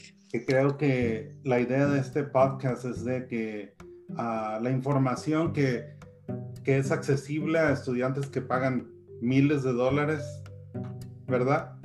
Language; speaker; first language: Spanish; early bilingual, heritage; Spanish